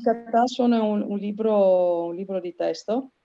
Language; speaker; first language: Italian; native; Italian